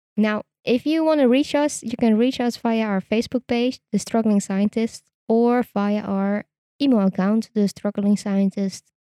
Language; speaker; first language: English; non-native, fluent; Dutch